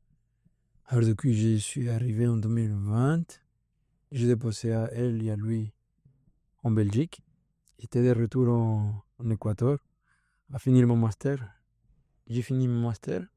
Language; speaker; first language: French; non-native, fluent; Spanish